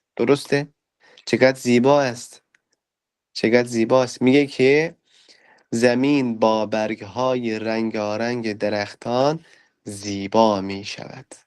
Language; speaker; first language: Persian; non-native, fluent; Turkish